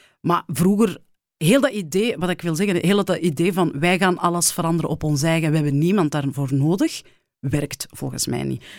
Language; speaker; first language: Dutch; early bilingual, other home language; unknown